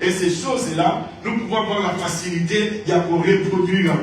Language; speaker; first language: French; non-native, local second language; Lingala